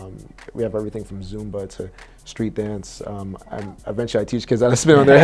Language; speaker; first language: English; native; English